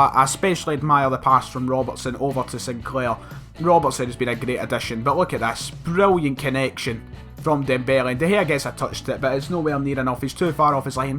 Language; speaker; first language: English; native; English